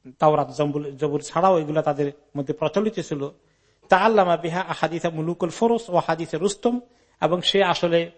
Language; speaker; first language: Bangla; native; Bangla